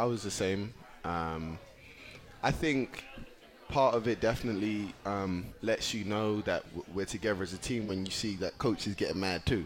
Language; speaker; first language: English; native; English